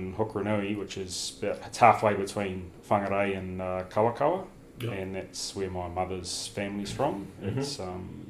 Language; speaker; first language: English; native; English